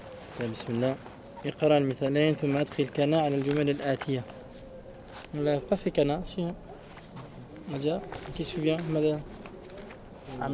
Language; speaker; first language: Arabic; non-native, fluent; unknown